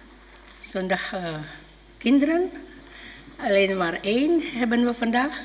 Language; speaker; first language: Dutch; non-native, fluent; Indonesian